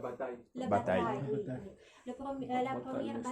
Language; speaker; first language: French; non-native, learner; Russian